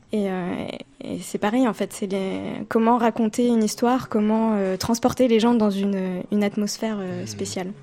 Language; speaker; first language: French; native; French